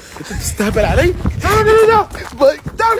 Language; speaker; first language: Arabic; native; Arabic